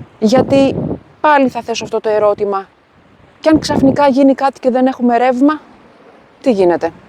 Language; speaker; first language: Greek; native; Greek